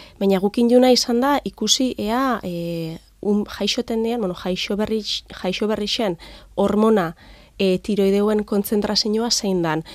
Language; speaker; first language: Basque; native; Basque